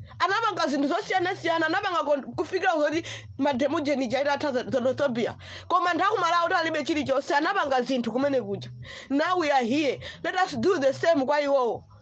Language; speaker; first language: Nyanja; non-native, local second language; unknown